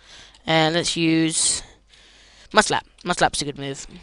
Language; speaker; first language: English; native; English